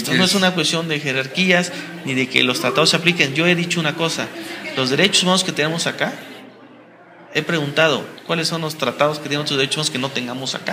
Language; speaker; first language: Spanish; native; Spanish